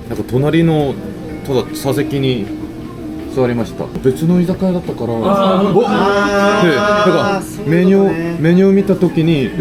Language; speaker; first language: Japanese; non-native, fluent; Korean